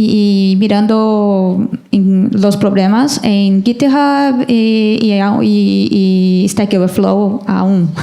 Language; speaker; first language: Spanish; non-native, learner; Portuguese